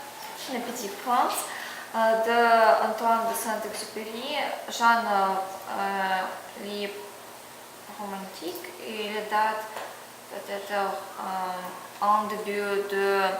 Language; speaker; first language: French; non-native, learner; Ukrainian